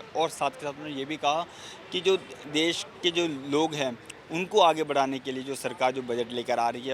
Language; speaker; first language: Hindi; native; Hindi